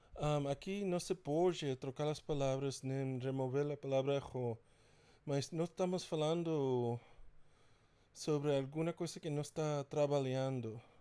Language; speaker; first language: Portuguese; non-native, fluent; English